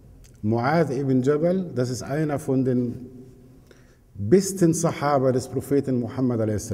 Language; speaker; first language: German; non-native, fluent; Arabic